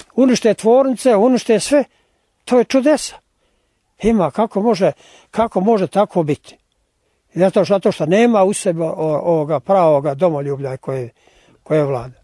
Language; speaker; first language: Croatian; native; Croatian